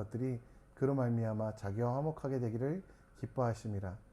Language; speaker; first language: Korean; native; Korean